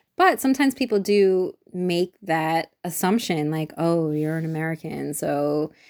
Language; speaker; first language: English; native; English